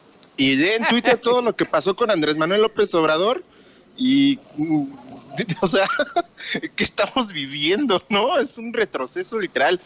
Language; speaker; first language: Spanish; native; Spanish